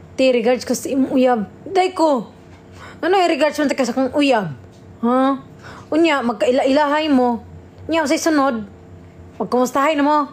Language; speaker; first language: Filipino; non-native, local second language; Cebuano